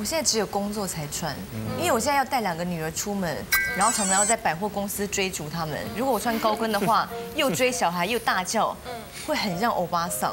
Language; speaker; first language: Chinese; native; Chinese